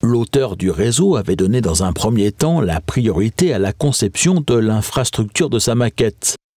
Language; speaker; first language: French; native; French